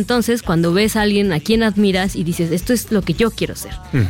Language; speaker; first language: Spanish; native; Spanish